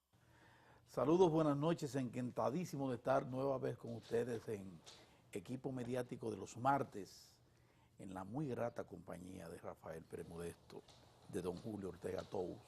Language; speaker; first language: Spanish; native; Spanish